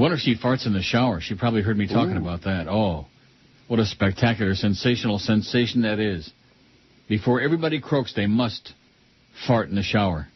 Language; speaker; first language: English; native; English